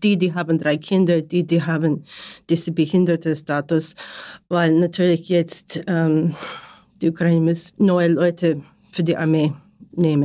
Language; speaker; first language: German; non-native, learner; Ukrainian